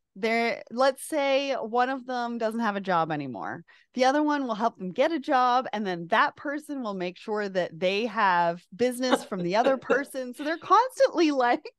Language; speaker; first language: English; native; English